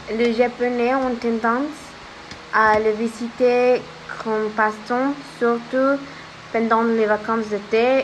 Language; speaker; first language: French; non-native, learner; Spanish